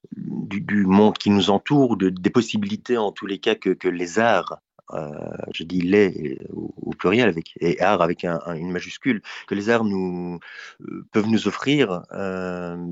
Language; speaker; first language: French; native; French